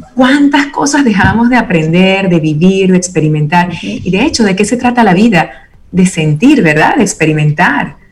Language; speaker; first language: Spanish; native; Spanish